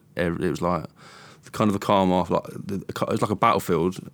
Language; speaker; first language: English; native; English